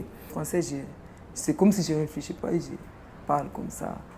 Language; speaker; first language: French; non-native, fluent; Tsonga